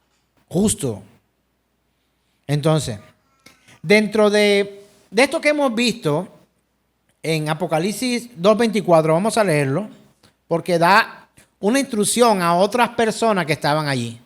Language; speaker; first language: Spanish; native; Spanish